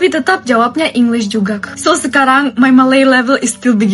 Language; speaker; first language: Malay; non-native, learner; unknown